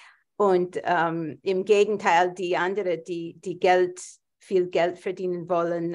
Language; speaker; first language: German; non-native, fluent; English